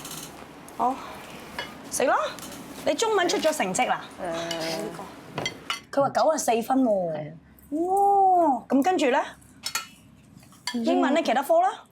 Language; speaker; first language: Cantonese; native; Cantonese